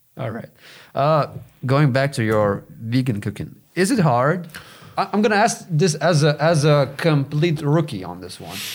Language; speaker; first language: English; non-native, fluent; Lithuanian